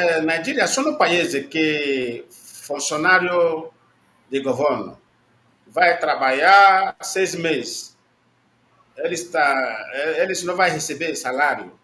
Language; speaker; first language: Portuguese; non-native, learner; Igbo